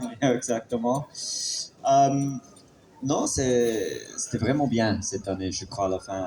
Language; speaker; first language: French; non-native, fluent; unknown